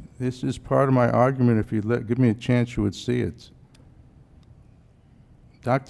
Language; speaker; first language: English; native; English